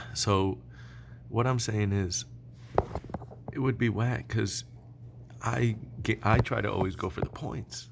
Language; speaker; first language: English; native; English